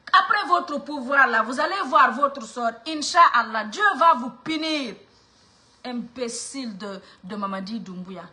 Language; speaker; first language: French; non-native, local second language; Mandingo